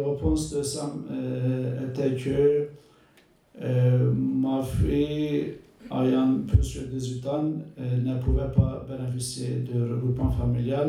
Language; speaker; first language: French; non-native, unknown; Turkish